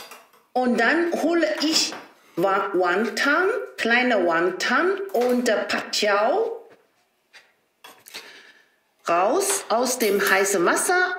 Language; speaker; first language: German; non-native, learner; Chinese